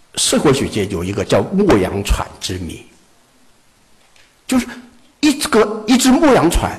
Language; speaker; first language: Chinese; native; Chinese